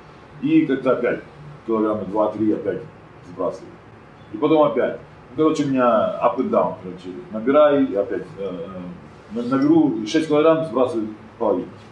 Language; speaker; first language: Russian; non-native, fluent; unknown